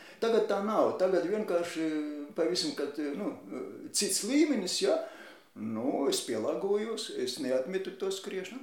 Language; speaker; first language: Latvian; non-native, local second language; Russian